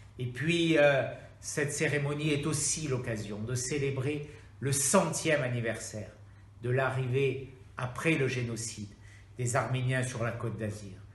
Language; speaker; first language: French; native; French